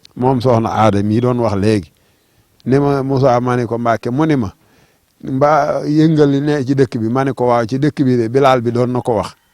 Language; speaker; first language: Wolof; native; Wolof